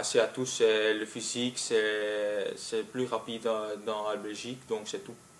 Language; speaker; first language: French; non-native, local second language; Dutch